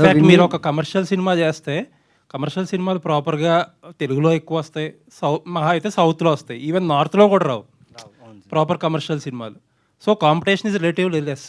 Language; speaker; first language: Telugu; native; Telugu